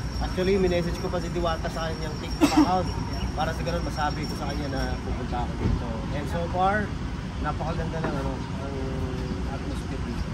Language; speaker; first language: Filipino; native; Filipino